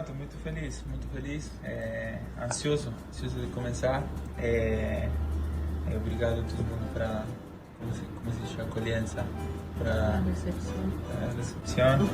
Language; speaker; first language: Portuguese; non-native, learner; Spanish